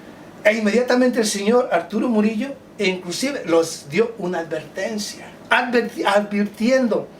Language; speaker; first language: Spanish; native; Spanish